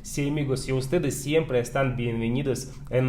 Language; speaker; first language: Spanish; non-native, fluent; Russian